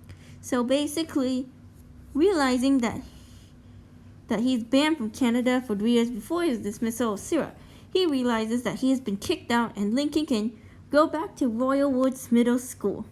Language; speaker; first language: English; native; English